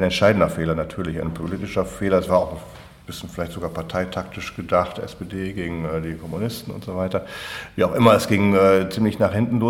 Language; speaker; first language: German; native; German